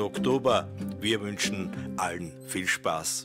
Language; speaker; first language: German; native; German